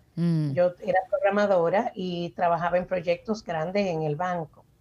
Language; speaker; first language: Spanish; native; Spanish